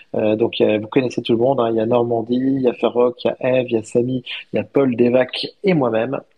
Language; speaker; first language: French; native; French